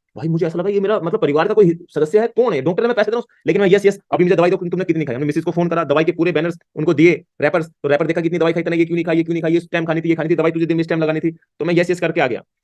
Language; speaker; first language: Hindi; native; Hindi